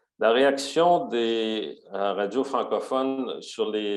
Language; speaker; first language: French; native; French